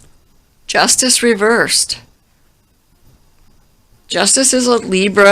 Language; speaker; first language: English; native; English